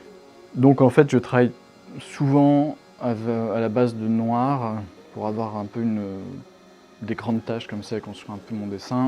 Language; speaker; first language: French; native; French